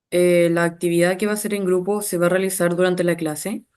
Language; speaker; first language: Spanish; native; Spanish